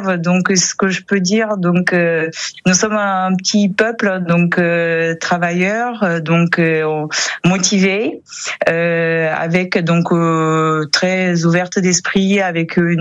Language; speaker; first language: French; non-native, fluent; Romanian